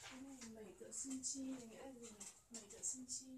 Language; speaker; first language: Chinese; non-native, learner; Vietnamese